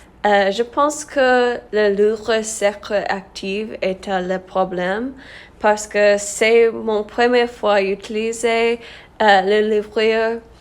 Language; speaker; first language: French; non-native, learner; English